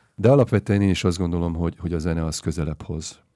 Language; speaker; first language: Hungarian; native; Hungarian